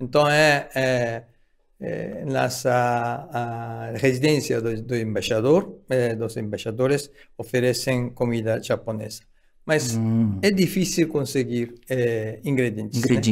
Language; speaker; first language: Portuguese; non-native, fluent; Japanese